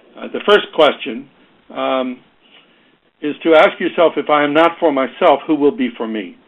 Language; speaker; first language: English; native; English